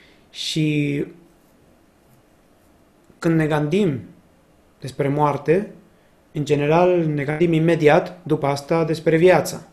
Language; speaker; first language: Romanian; non-native, fluent; Spanish